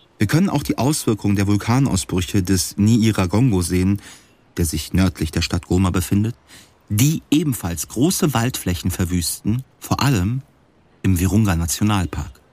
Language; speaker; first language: German; native; German